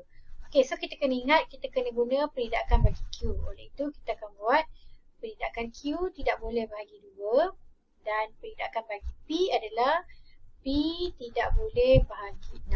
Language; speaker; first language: Malay; native; Malay